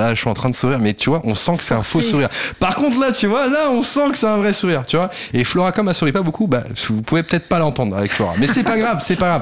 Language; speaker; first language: French; native; French